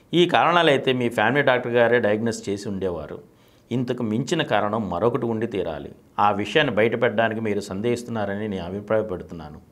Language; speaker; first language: Telugu; native; Telugu